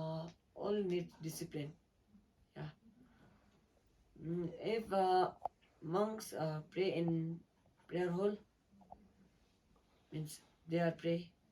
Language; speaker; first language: English; non-native, learner; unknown